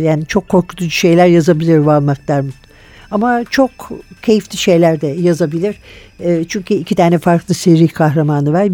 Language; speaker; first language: Turkish; native; Turkish